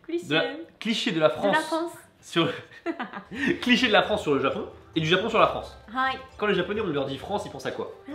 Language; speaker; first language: French; native; French